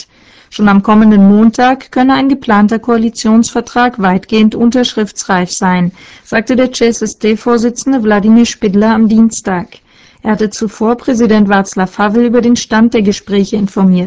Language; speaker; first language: German; native; German